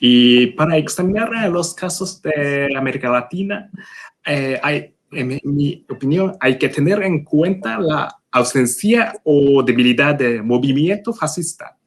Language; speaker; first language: Spanish; non-native, learner; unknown